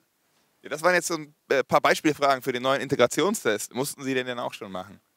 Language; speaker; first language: German; native; German